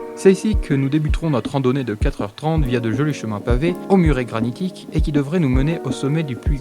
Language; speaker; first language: French; native; French